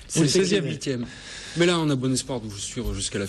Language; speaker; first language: French; native; French